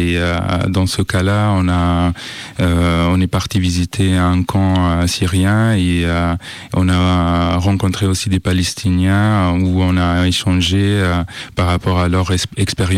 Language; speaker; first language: French; non-native, fluent; Italian